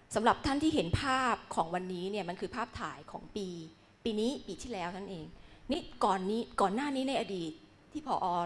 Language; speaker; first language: Thai; native; Thai